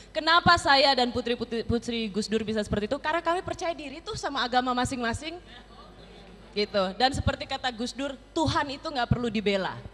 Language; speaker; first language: Indonesian; native; Indonesian